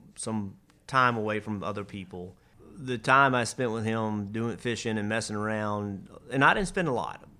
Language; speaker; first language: English; native; English